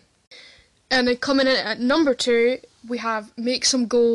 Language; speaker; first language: English; native; English